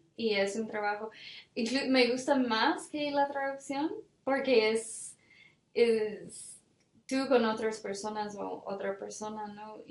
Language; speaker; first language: Spanish; non-native, fluent; English